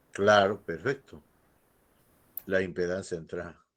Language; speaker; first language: Spanish; native; Spanish